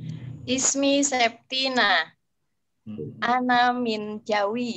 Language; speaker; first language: Arabic; non-native, learner; Indonesian